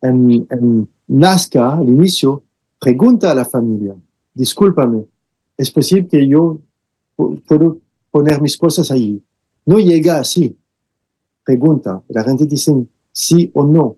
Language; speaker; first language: Spanish; non-native, fluent; French